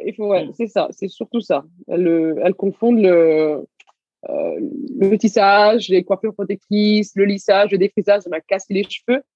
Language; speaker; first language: French; early bilingual, other home language; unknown